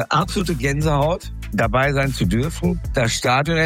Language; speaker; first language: German; native; German